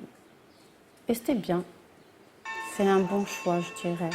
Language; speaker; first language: French; early bilingual, other home language; Portuguese